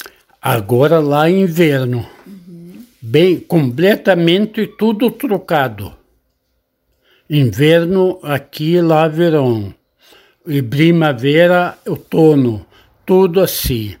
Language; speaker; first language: Portuguese; non-native, learner; Arabic